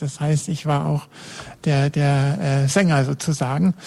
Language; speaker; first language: German; native; German